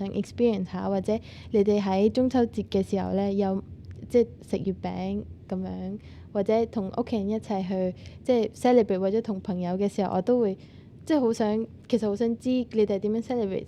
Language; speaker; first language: Cantonese; native; Cantonese